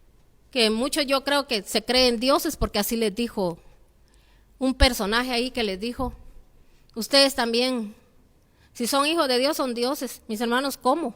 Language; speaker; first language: Spanish; native; Spanish